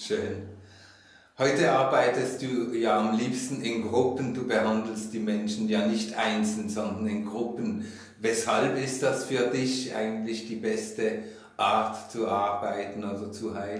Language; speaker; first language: German; native; German